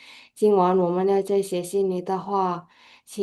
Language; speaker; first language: Chinese; non-native, learner; Indonesian